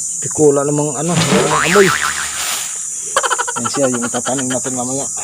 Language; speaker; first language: Filipino; non-native, local second language; Cebuano